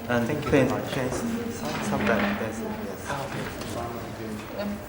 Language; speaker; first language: English; non-native, learner; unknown